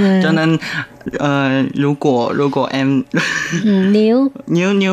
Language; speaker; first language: Vietnamese; non-native, learner; Chinese